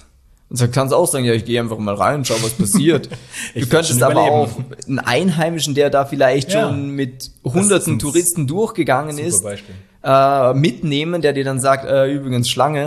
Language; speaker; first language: German; native; German